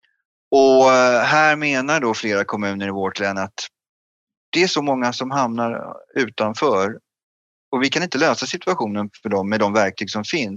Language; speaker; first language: Swedish; native; Swedish